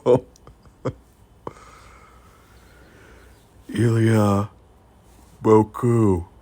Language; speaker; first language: French; non-native, learner; English